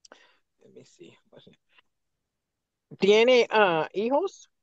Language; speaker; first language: Spanish; non-native, learner; English